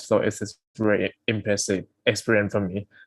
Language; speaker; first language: English; non-native, fluent; Thai